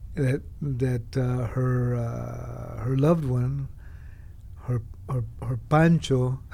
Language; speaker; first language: English; early bilingual, other home language; Spanish